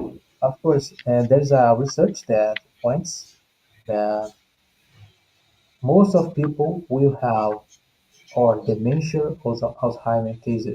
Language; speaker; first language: English; non-native, fluent; Portuguese